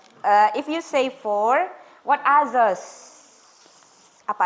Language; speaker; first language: English; non-native, fluent; Indonesian